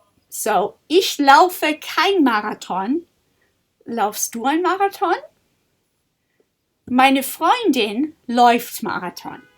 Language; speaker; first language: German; non-native, fluent; English